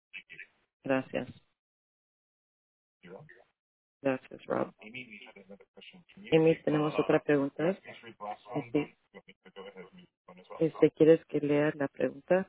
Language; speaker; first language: Spanish; early bilingual, heritage; Spanish